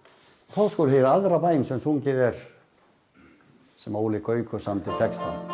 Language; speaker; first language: Icelandic; native; Icelandic